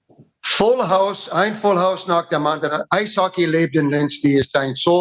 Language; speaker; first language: German; non-native, learner; English